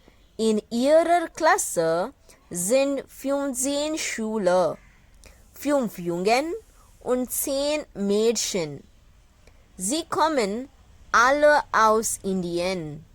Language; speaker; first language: German; non-native, fluent; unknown